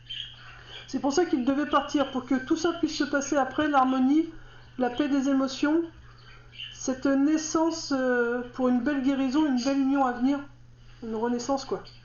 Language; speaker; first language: French; native; French